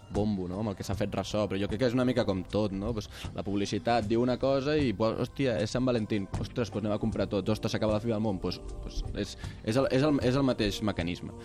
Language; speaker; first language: Catalan; non-native, local second language; Spanish